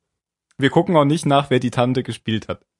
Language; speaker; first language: German; native; German